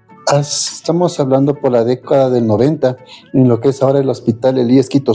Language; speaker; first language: Spanish; native; Spanish